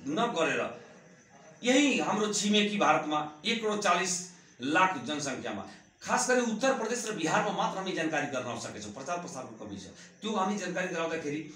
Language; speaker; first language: Nepali; non-native, local second language; Bhojpuri